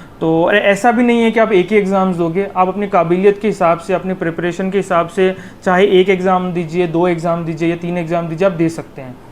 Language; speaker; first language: Hindi; native; Hindi